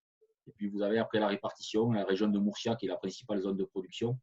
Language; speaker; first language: French; native; French